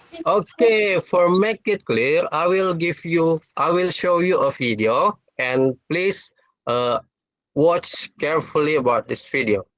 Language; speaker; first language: English; non-native, fluent; Indonesian